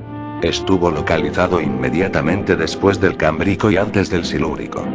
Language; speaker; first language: Spanish; native; Spanish